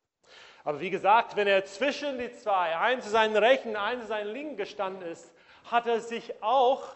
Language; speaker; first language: German; non-native, fluent; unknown